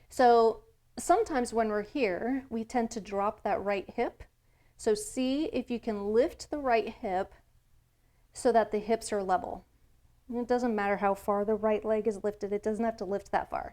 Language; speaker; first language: English; native; English